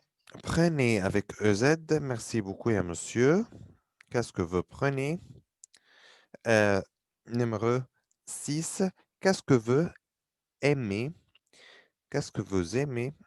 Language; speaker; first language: French; non-native, fluent; Arabic